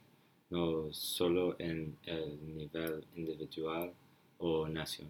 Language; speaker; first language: Spanish; non-native, learner; English